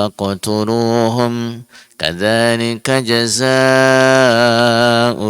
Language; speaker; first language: Arabic; non-native, fluent; Indonesian